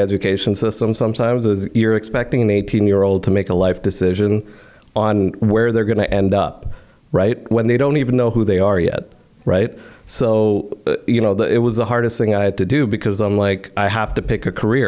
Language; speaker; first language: English; non-native, local second language; Hindi